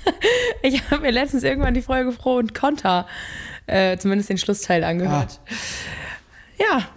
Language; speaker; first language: German; native; German